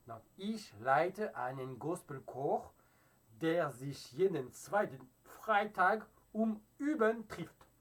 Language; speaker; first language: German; non-native, fluent; French